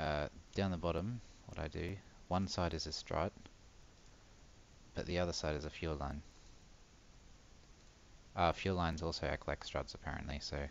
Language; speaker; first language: English; native; English